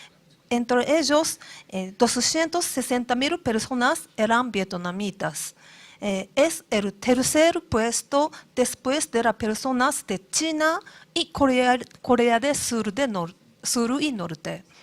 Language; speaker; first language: Spanish; non-native, learner; Japanese